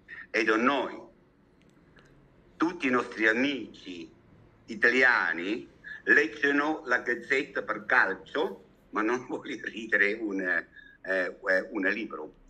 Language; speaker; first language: Italian; non-native, learner; German